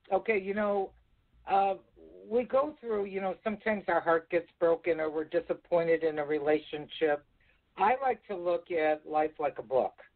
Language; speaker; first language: English; native; English